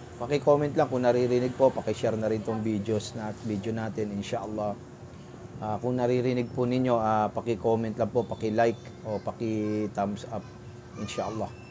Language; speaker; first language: Filipino; native; Filipino